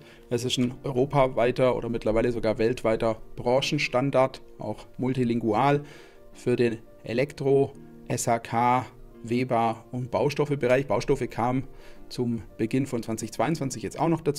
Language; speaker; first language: German; native; German